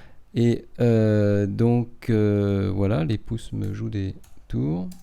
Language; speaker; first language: French; native; French